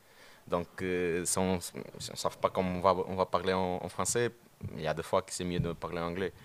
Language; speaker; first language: French; non-native, learner; Portuguese